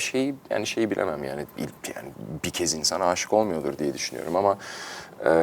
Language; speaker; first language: Turkish; early bilingual, heritage; Turkish